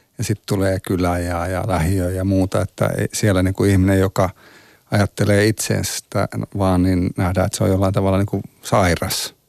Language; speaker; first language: Finnish; native; Finnish